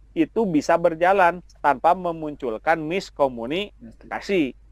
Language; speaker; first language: Indonesian; non-native, local second language; Sundanese